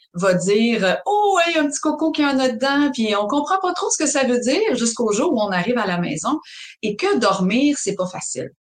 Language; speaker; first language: French; native; French